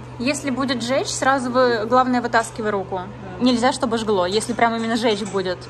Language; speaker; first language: Russian; native; Russian